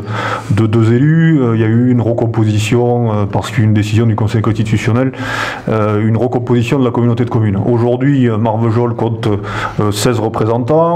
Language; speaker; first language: French; native; French